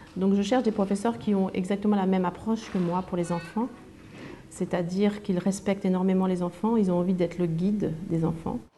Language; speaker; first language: French; native; French